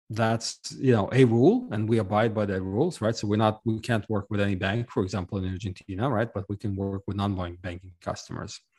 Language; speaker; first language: English; non-native, fluent; Russian